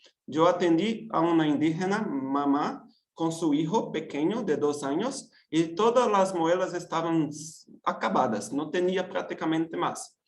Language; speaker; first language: Spanish; non-native, fluent; Portuguese